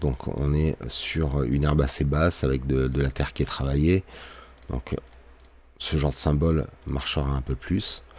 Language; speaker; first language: French; native; French